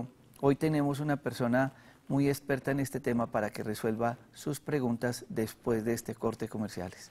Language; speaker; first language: Spanish; native; Spanish